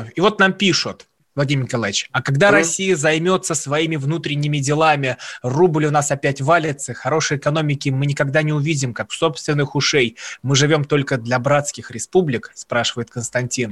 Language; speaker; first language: Russian; native; Russian